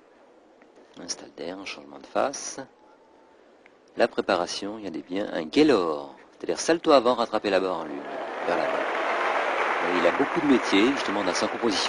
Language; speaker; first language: French; native; French